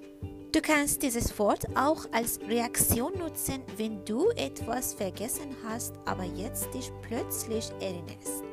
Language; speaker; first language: German; non-native, fluent; Persian